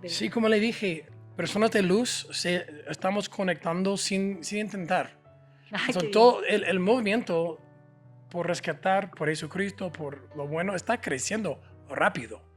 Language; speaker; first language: Spanish; non-native, fluent; English